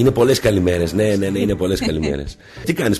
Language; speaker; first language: Greek; native; Greek